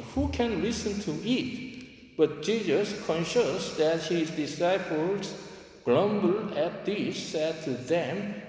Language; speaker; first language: English; non-native, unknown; Korean